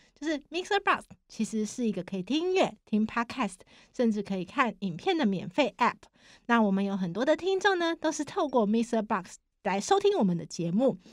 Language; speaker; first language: Chinese; native; Chinese